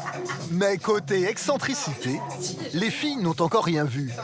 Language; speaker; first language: French; native; French